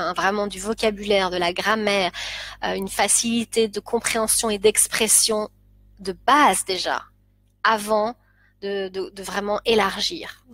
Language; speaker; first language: French; native; French